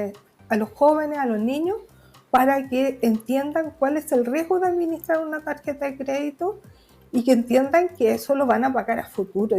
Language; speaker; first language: Spanish; native; Spanish